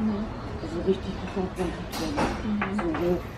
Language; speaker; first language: German; native; German